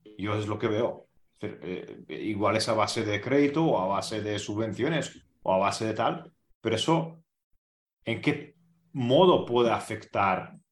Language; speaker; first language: Spanish; non-native, fluent; Hungarian